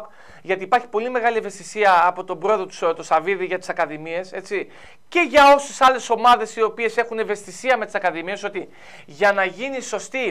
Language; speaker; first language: Greek; native; Greek